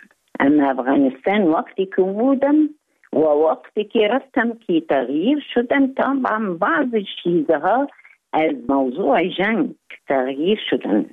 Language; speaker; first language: Persian; non-native, learner; Arabic